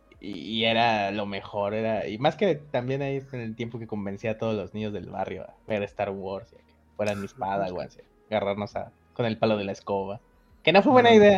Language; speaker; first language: Spanish; native; Spanish